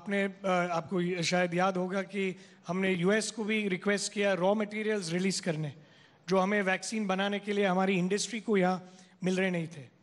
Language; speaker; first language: Hindi; non-native, local second language; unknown